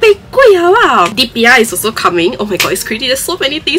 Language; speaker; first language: English; non-native, local second language; Chinese